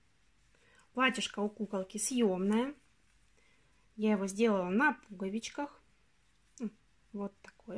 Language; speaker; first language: Russian; native; Russian